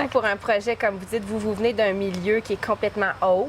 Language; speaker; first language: French; native; French